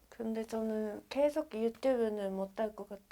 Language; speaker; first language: Korean; non-native, learner; Japanese